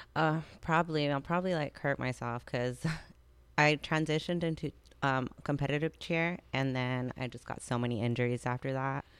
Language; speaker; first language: English; native; English